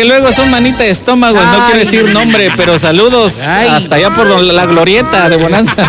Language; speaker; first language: Spanish; native; Spanish